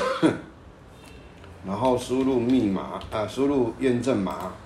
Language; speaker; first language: Chinese; native; Chinese